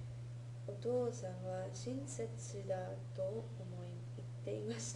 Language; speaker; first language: Japanese; non-native, learner; English